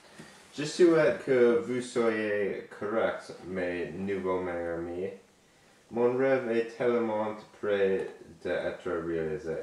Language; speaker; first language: French; non-native, learner; English